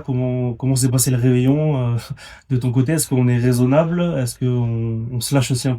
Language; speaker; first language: French; native; French